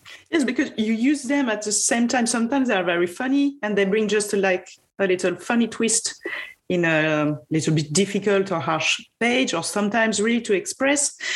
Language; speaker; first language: English; non-native, fluent; French